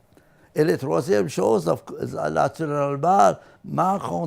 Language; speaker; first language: French; non-native, learner; Latvian